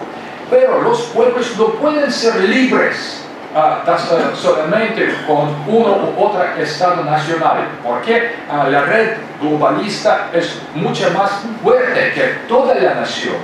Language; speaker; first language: Spanish; non-native, fluent; Russian